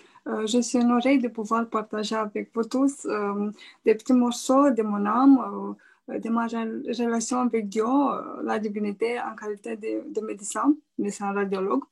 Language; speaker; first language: French; non-native, fluent; Romanian